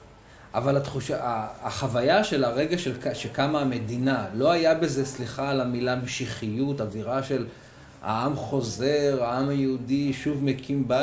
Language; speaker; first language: Hebrew; native; Hebrew